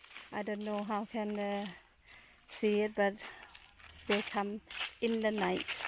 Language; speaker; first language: English; non-native, fluent; Thai